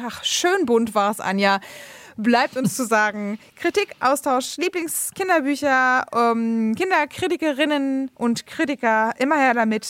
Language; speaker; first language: German; native; German